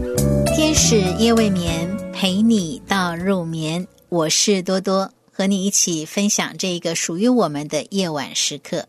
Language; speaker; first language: Chinese; native; Chinese